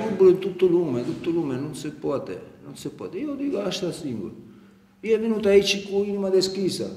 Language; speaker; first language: Romanian; non-native, learner; Italian